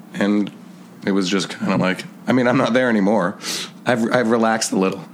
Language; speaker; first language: English; native; English